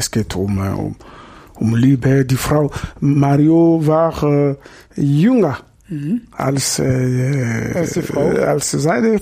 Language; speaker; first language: German; non-native, learner; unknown